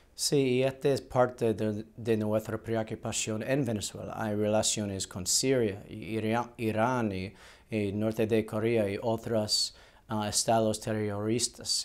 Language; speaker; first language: Spanish; non-native, learner; English